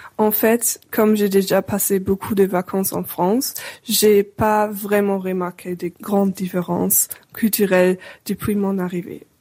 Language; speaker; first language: French; non-native, fluent; German